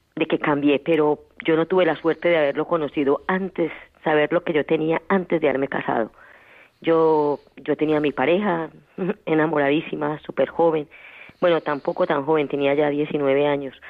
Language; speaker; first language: Spanish; native; Spanish